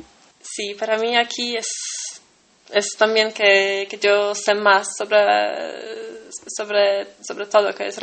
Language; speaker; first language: Spanish; non-native, fluent; Polish